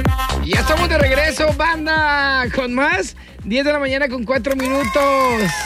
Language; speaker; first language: Spanish; native; Spanish